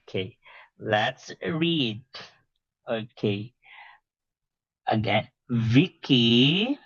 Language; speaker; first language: English; non-native, fluent; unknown